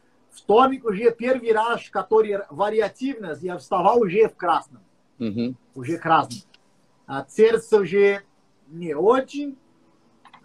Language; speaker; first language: Russian; non-native, learner; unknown